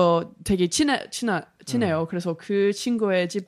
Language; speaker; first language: Korean; non-native, learner; English